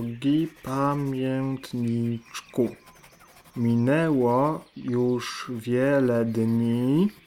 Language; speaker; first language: Polish; native; Polish